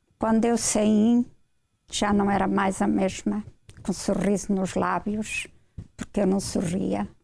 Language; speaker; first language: Portuguese; native; Portuguese